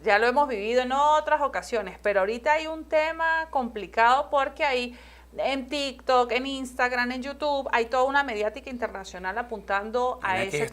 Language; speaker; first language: Spanish; native; Spanish